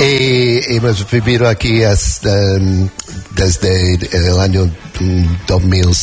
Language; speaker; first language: Spanish; non-native, learner; English